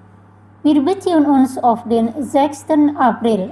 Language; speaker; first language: German; non-native, fluent; Indonesian